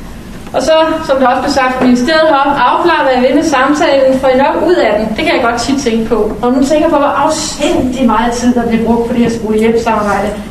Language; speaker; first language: Danish; native; Danish